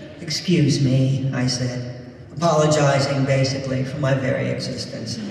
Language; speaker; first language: English; native; English